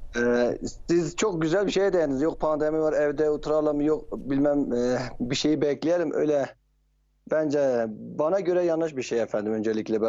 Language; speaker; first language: Turkish; non-native, local second language; Kurdish